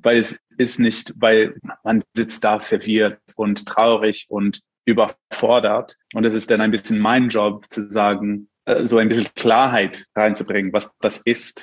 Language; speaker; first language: German; non-native, fluent; English